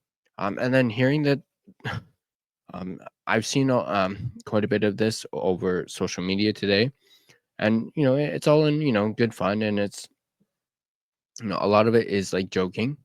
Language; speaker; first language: English; native; English